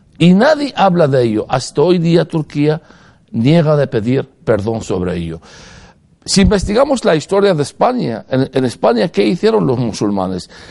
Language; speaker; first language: Spanish; non-native, fluent; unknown